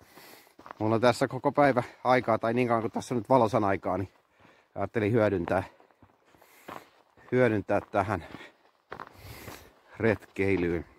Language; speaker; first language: Finnish; native; Finnish